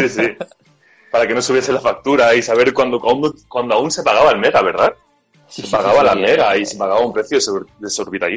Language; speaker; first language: Spanish; native; Spanish